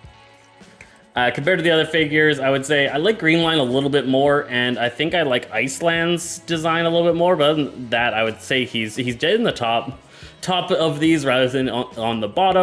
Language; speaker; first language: English; native; English